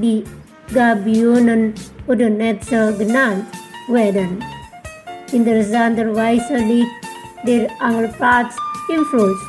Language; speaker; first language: German; non-native, fluent; Indonesian